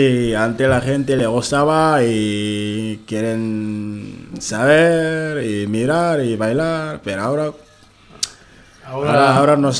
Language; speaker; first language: Spanish; non-native, learner; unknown